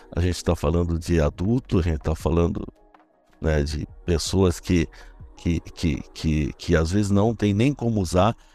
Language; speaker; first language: Portuguese; native; Portuguese